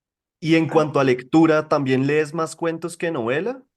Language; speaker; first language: Spanish; native; Spanish